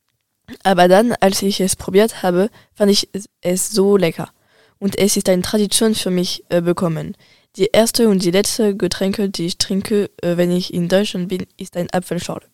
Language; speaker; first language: German; non-native, learner; French